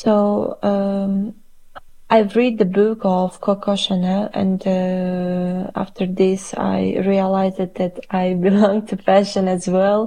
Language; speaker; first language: English; non-native, fluent; Uzbek